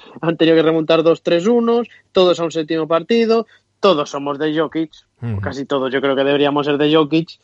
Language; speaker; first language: Spanish; native; Spanish